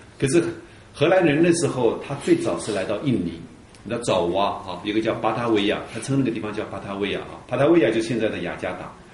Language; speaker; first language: Chinese; early bilingual, heritage; Chinese